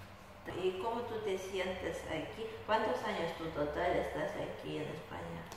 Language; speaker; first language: Spanish; non-native, learner; Russian